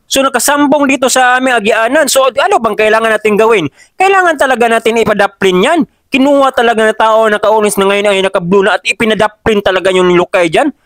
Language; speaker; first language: Filipino; non-native, local second language; Cebuano